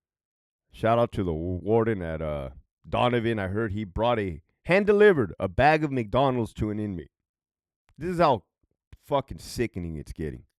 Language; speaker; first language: English; native; English